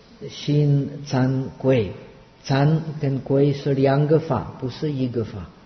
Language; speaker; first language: Chinese; non-native, fluent; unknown